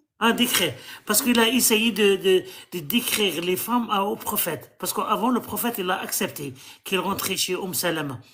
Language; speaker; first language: French; non-native, local second language; Arabic